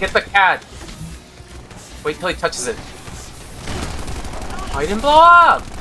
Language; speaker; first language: English; native; English